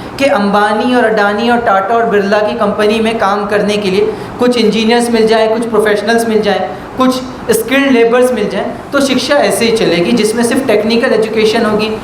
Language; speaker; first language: Hindi; native; Hindi